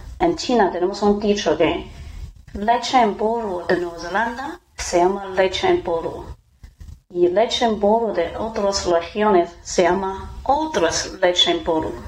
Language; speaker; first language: Spanish; non-native, fluent; Chinese